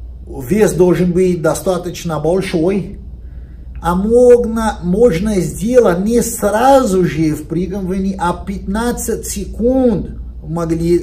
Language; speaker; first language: Russian; non-native, learner; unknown